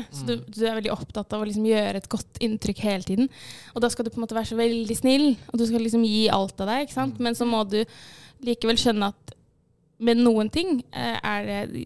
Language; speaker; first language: Norwegian; early bilingual, other home language; Arabic